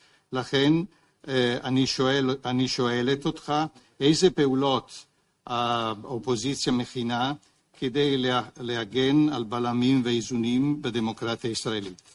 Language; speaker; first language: Hebrew; non-native, fluent; Italian